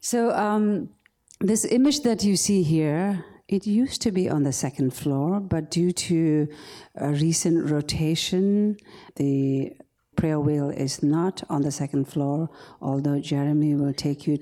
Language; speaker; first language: English; non-native, local second language; Tibetan